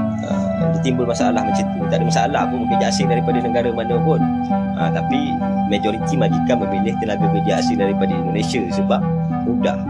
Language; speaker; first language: Malay; native; Malay